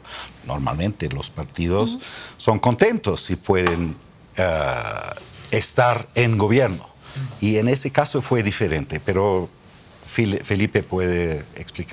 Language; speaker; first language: Spanish; non-native, fluent; German